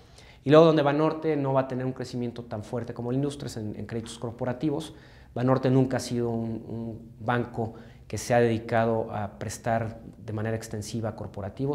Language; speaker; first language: Spanish; native; Spanish